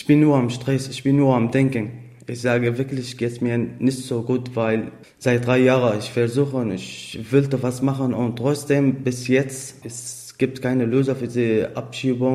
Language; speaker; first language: German; non-native, learner; Arabic